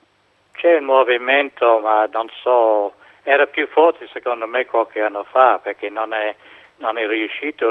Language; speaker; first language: Italian; non-native, fluent; English